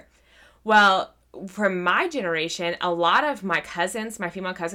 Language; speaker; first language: English; native; English